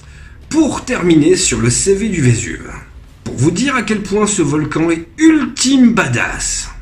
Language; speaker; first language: French; native; French